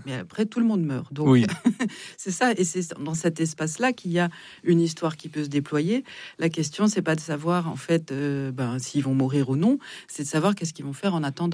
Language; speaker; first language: French; native; French